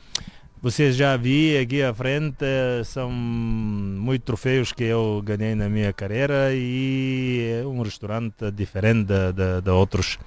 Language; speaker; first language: Portuguese; non-native, fluent; Bulgarian